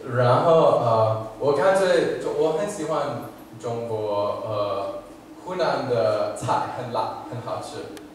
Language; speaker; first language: Chinese; non-native, fluent; English